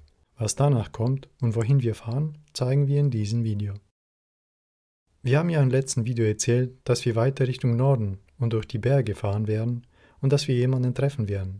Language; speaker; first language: German; native; German